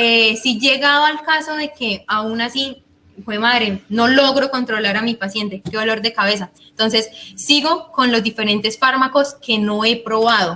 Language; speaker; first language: Spanish; native; Spanish